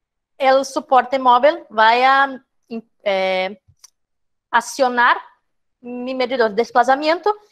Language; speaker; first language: Spanish; non-native, fluent; Portuguese